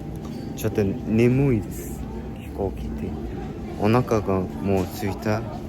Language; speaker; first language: Japanese; non-native, learner; Mongolian